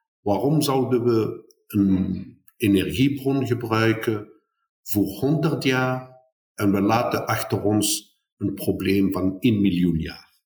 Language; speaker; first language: Dutch; non-native, fluent; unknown